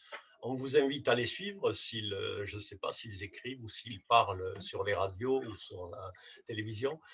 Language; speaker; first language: French; native; French